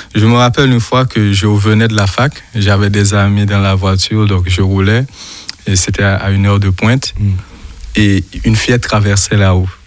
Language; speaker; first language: French; non-native, local second language; Haitian Creole